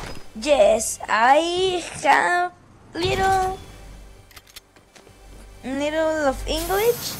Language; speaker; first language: English; non-native, learner; Spanish